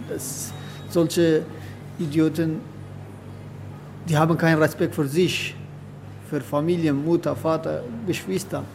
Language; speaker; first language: German; non-native, learner; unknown